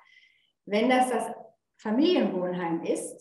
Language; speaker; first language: German; native; German